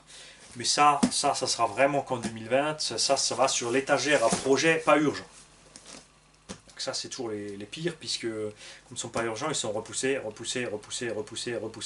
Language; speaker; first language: French; native; French